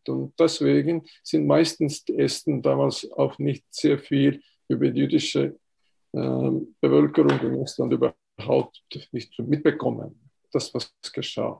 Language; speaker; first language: German; non-native, fluent; Estonian